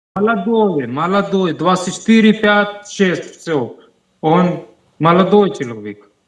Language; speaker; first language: Russian; non-native, learner; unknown